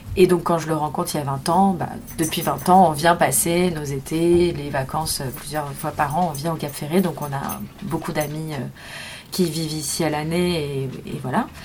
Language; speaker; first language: French; native; French